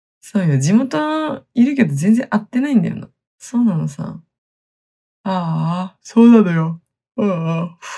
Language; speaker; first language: Japanese; native; Japanese